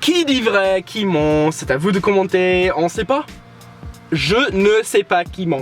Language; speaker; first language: French; non-native, fluent; English